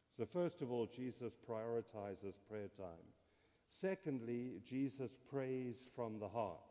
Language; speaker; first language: English; native; English